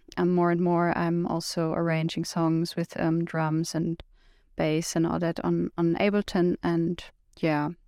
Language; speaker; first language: English; non-native, fluent; German